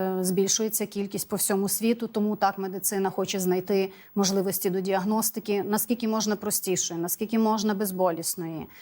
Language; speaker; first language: Ukrainian; native; Ukrainian